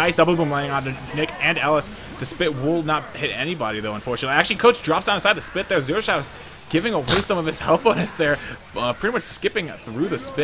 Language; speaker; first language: English; native; English